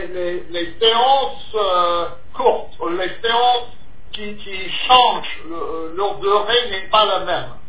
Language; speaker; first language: French; non-native, fluent; English